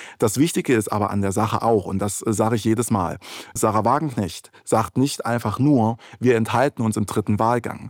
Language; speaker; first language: German; early bilingual, other home language; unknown